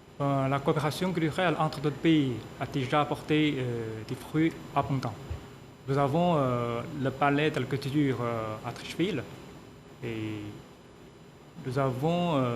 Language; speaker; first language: French; non-native, fluent; Chinese